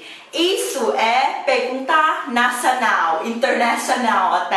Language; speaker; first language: Portuguese; non-native, learner; Thai